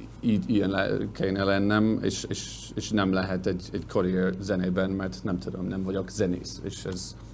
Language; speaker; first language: Hungarian; non-native, learner; English